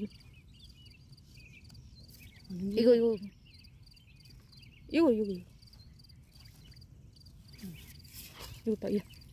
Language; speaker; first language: Korean; non-native, learner; Filipino